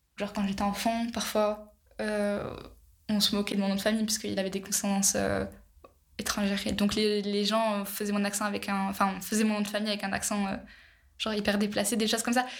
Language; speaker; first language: French; native; French